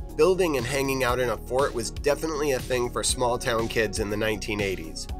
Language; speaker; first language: English; native; English